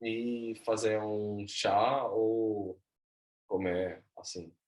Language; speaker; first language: Portuguese; non-native, learner; Swedish